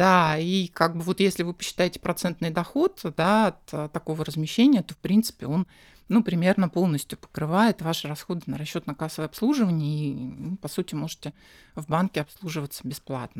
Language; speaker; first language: Russian; native; Russian